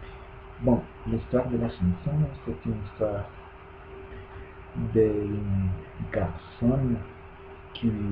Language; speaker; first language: French; non-native, learner; Spanish